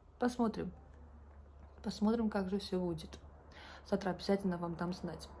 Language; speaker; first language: Russian; non-native, local second language; Georgian